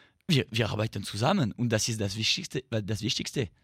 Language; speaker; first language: German; non-native, fluent; French